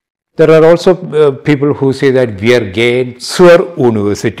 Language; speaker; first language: German; non-native, fluent; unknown